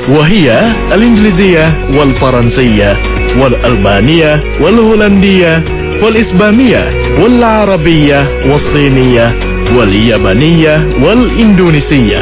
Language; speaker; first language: Arabic; non-native, fluent; Indonesian